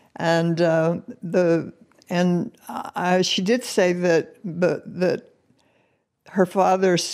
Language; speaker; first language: English; native; English